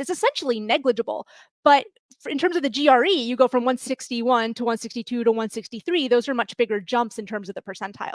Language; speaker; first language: English; native; English